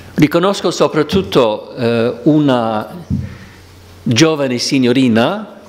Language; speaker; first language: Italian; non-native, fluent; English